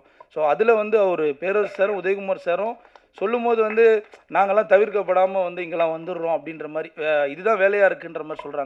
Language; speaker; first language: Tamil; native; Tamil